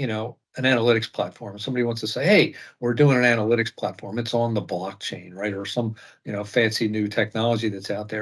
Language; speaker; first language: English; native; English